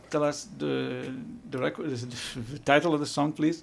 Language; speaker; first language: English; non-native, fluent; Italian